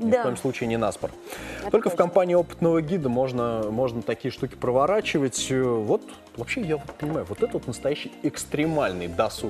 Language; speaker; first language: Russian; native; Russian